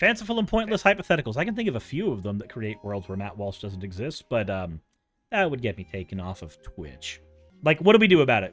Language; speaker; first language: English; native; English